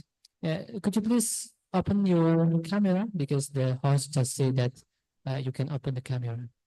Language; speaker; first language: English; non-native, fluent; Indonesian